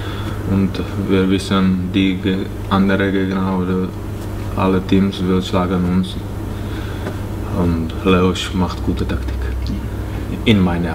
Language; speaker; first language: German; non-native, learner; Czech